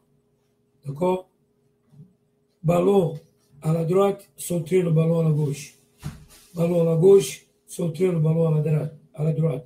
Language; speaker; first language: French; non-native, learner; Portuguese